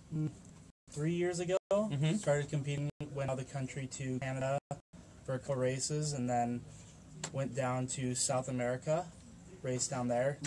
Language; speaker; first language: English; native; English